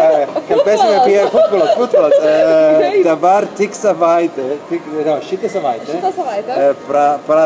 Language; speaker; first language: Lithuanian; non-native, learner; Italian